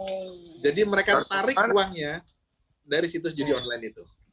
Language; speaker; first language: Indonesian; native; Indonesian